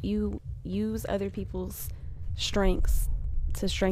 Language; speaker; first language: English; native; English